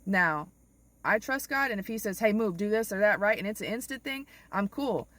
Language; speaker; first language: English; native; English